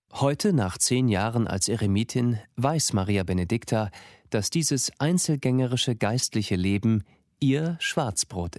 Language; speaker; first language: German; native; German